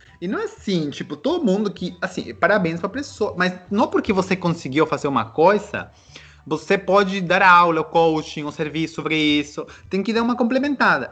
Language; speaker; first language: Portuguese; non-native, fluent; Spanish